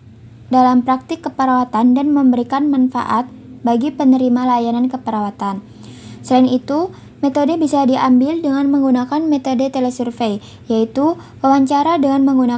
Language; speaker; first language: Indonesian; native; Indonesian